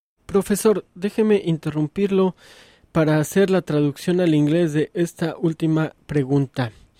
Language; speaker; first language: Spanish; native; Spanish